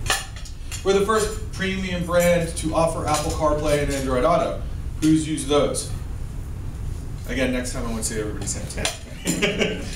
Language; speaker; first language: English; native; English